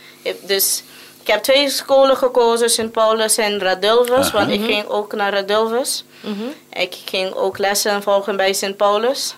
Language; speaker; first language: Dutch; non-native, local second language; Papiamento